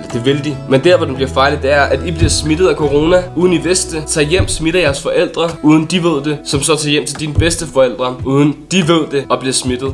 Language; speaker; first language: Danish; native; Danish